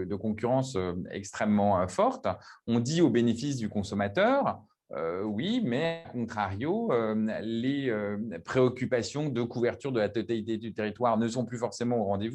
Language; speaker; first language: French; native; French